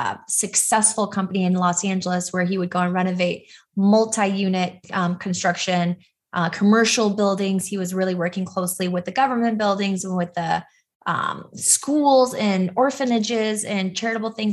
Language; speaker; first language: English; native; English